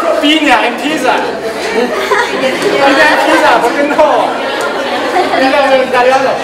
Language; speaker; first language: Spanish; non-native, learner; Chinese